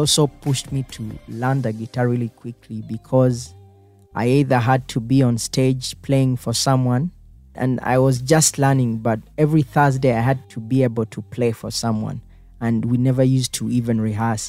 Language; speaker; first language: English; non-native, local second language; Ganda